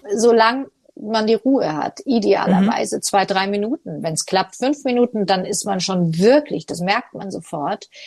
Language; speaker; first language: German; native; German